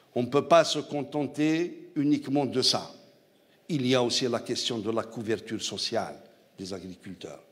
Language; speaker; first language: French; non-native, local second language; Arabic